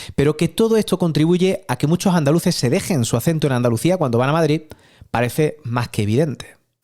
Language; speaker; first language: Spanish; native; Spanish